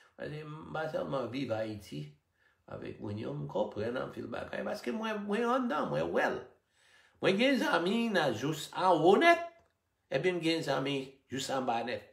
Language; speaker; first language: Haitian Creole; non-native, fluent; English